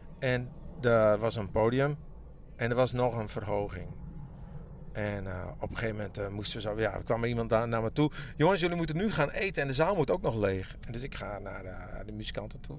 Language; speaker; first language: Dutch; non-native, local second language; Western Frisian